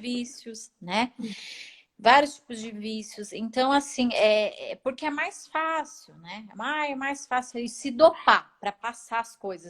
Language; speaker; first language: Portuguese; native; Portuguese